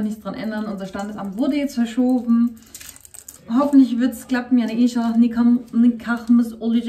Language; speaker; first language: German; early bilingual, other home language; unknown